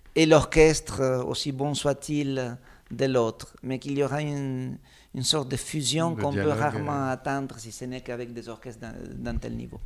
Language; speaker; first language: French; non-native, fluent; Spanish